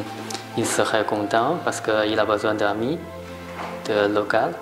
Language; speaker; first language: French; non-native, learner; Chinese